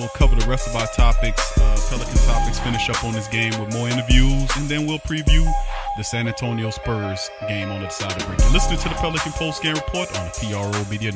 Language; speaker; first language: English; native; English